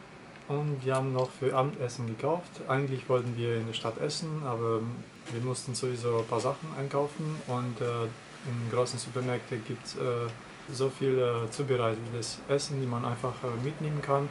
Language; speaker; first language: German; non-native, fluent; Russian